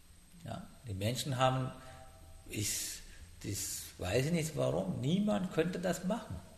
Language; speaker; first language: German; non-native, learner; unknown